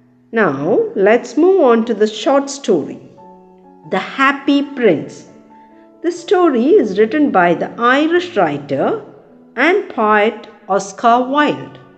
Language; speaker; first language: English; non-native, local second language; Malayalam